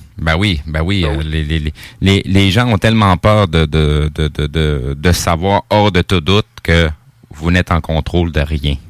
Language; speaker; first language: French; native; French